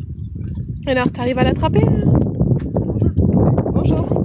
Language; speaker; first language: French; native; French